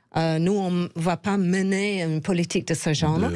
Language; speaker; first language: French; non-native, fluent; English